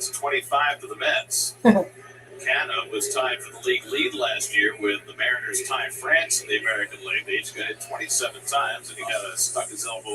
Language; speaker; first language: English; native; English